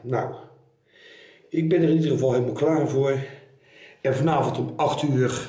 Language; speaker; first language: Dutch; native; Dutch